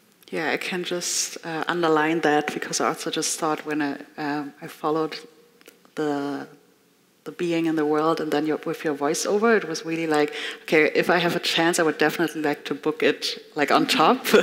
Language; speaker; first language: English; non-native, fluent; German